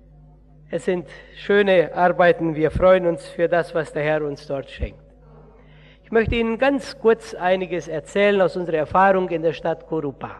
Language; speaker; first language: German; early bilingual, heritage; Portuguese